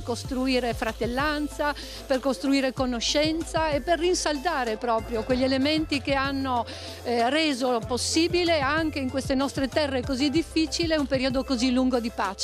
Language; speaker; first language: Italian; native; Italian